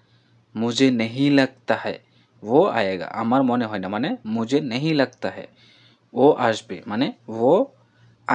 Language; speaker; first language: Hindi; non-native, fluent; Bangla